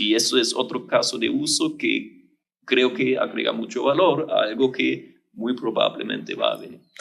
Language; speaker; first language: Spanish; non-native, fluent; German